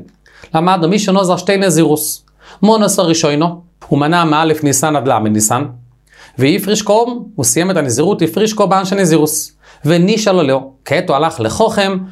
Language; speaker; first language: Hebrew; native; Hebrew